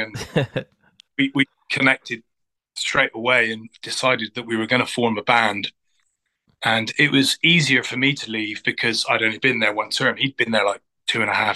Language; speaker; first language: English; native; English